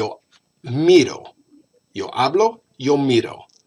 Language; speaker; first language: Spanish; non-native, fluent; English